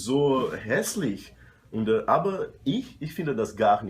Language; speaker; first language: German; non-native, learner; Portuguese